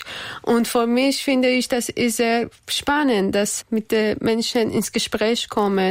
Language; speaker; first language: German; non-native, learner; Persian